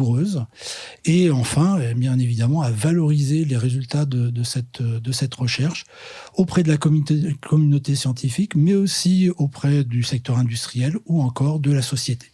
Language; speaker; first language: French; native; French